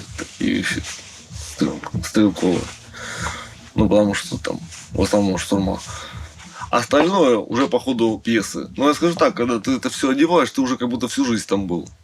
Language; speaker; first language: Russian; native; Russian